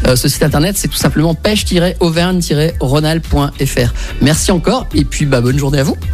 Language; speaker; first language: French; native; French